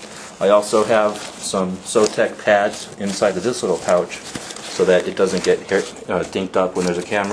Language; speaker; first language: English; native; English